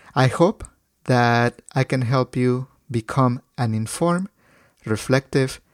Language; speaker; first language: English; non-native, fluent; Spanish